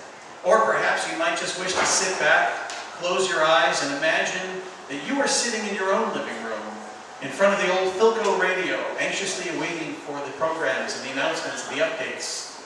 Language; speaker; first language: English; native; English